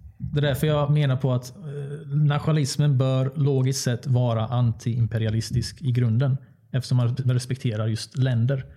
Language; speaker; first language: Swedish; early bilingual, other home language; Bosnian